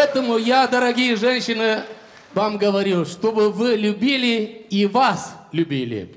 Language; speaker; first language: Russian; non-native, local second language; Romanian